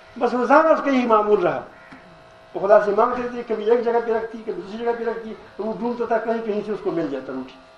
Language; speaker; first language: Urdu; non-native, local second language; Pashto